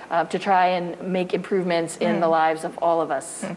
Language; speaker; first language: English; native; English